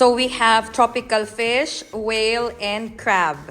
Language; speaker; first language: English; non-native, fluent; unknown